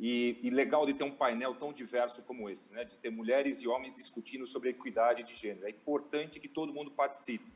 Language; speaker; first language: Portuguese; native; Portuguese